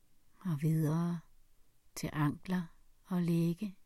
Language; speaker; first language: Danish; native; Danish